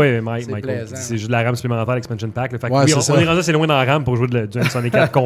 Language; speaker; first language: French; native; French